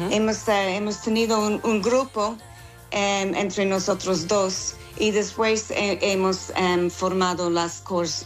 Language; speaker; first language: Spanish; non-native, fluent; English